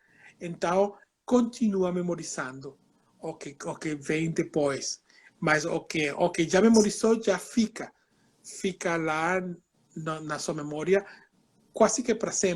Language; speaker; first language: Portuguese; non-native, fluent; Spanish